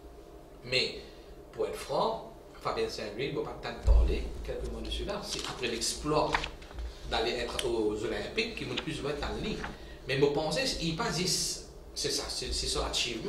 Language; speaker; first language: French; non-native, local second language; Morisyen